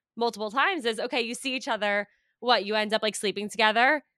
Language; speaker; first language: English; native; English